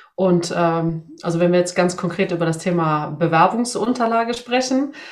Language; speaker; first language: German; non-native, fluent; Swedish